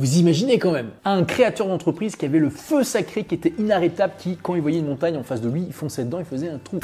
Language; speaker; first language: French; native; French